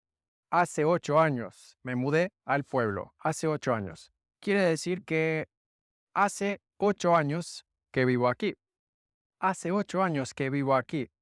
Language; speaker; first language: Spanish; non-native, fluent; English